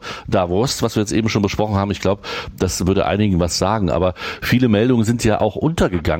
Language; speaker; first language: German; native; German